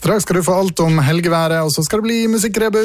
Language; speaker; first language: Norwegian; native; Norwegian